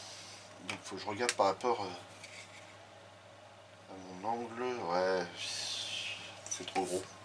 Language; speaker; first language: French; native; French